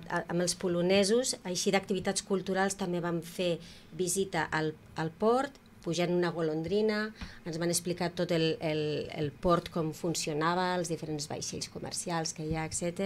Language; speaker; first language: Catalan; native; Catalan